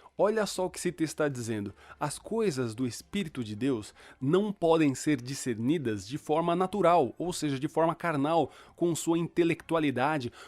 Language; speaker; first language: Portuguese; early bilingual, other home language; Spanish